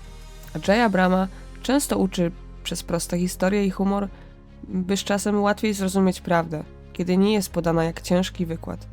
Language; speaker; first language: Polish; native; Polish